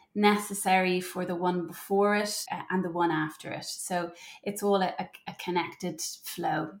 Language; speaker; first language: English; native; English